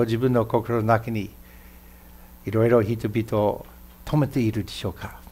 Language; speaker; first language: Japanese; non-native, fluent; English